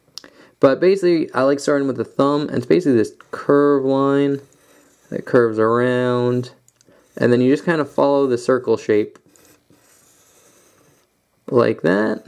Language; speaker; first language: English; native; English